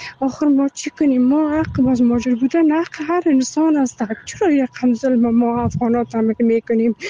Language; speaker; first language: Persian; native; Persian